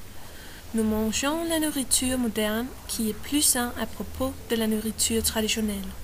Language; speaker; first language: French; non-native, learner; Danish